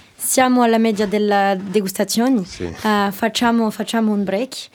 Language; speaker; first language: Italian; non-native, learner; French